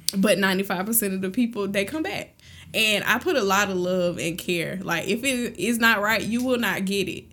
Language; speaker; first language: English; native; English